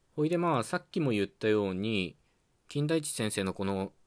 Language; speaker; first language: Japanese; native; Japanese